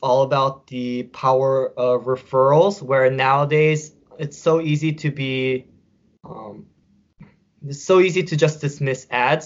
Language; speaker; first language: English; native; English